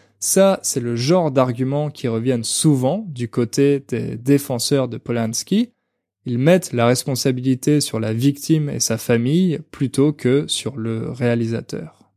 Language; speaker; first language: French; native; French